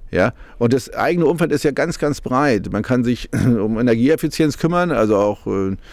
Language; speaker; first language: German; native; German